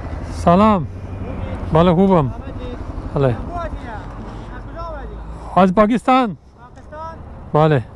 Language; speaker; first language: Persian; non-native, learner; Urdu